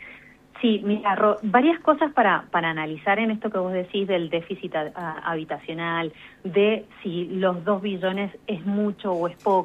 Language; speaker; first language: Spanish; native; Spanish